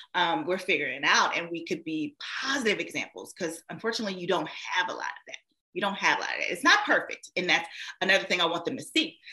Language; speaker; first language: English; native; English